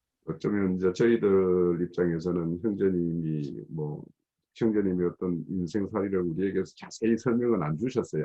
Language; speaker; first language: Korean; native; Korean